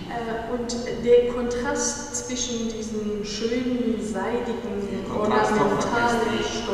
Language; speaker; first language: German; non-native, fluent; Persian